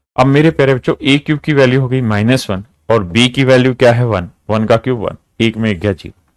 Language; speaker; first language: Hindi; native; Hindi